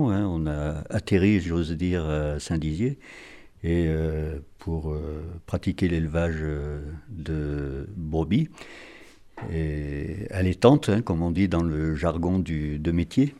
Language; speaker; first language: French; native; French